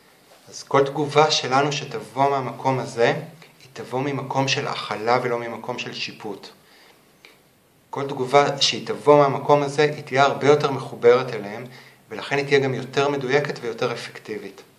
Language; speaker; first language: Hebrew; native; Hebrew